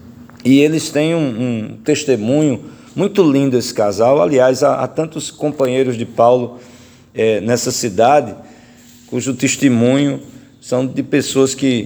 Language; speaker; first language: Portuguese; native; Portuguese